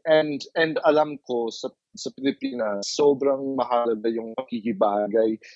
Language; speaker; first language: Filipino; non-native, fluent; English